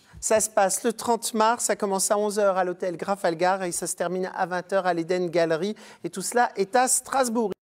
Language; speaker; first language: French; native; French